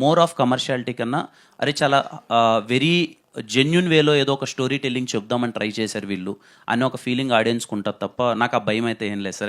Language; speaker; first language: Telugu; native; Telugu